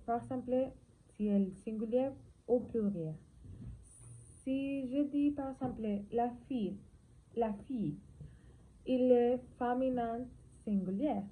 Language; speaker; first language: French; non-native, learner; Spanish